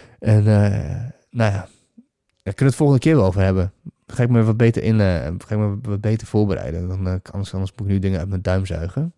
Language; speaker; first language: Dutch; native; Dutch